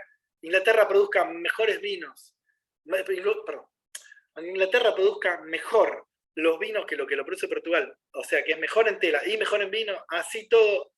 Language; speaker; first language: Spanish; native; Spanish